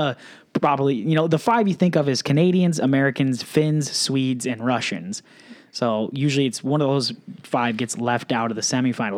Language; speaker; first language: English; native; English